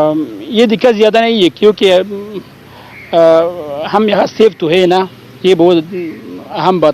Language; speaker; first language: Hindi; non-native, learner; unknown